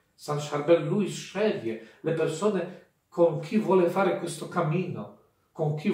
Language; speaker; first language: Italian; non-native, fluent; Polish